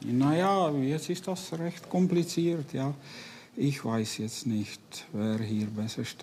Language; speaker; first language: German; non-native, fluent; Czech